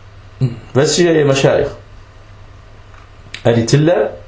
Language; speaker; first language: Danish; early bilingual, other home language; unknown